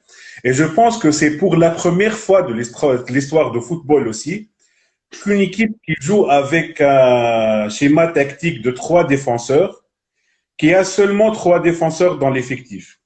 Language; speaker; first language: French; non-native, local second language; Arabic